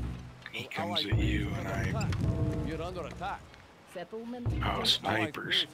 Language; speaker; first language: English; native; English